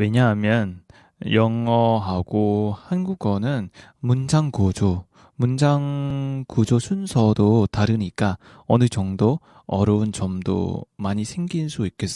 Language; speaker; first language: Korean; non-native, fluent; Vietnamese